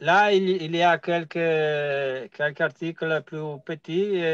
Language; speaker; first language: French; non-native, fluent; Italian